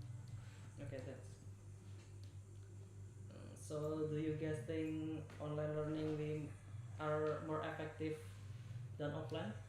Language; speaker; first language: English; non-native, learner; Indonesian